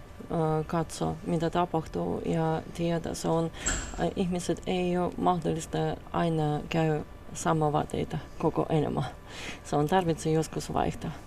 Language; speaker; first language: Finnish; non-native, learner; Russian